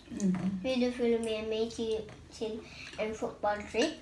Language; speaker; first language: Swedish; early bilingual, other home language; Thai